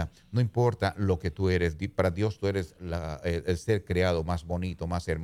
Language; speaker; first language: Spanish; native; Spanish